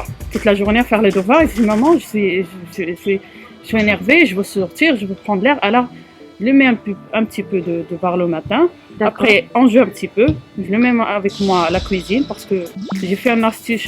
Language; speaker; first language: French; non-native, learner; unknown